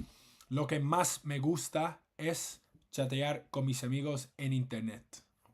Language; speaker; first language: Spanish; non-native, fluent; English